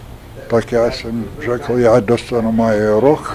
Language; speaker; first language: Czech; early bilingual, heritage; Czech